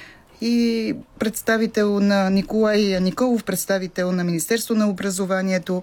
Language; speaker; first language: Bulgarian; native; Bulgarian